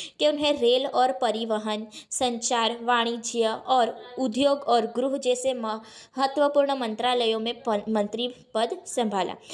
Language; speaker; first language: Hindi; non-native, local second language; Gujarati